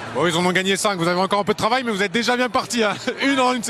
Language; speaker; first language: French; native; French